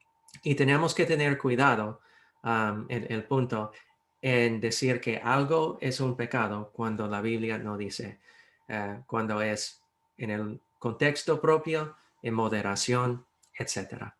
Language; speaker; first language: Spanish; non-native, fluent; English